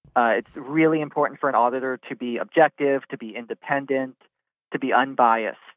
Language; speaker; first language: English; native; English